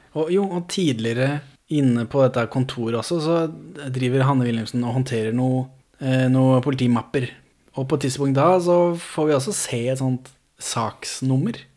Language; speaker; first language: Norwegian; native; Norwegian